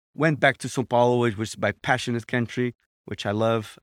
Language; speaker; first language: English; non-native, fluent; Portuguese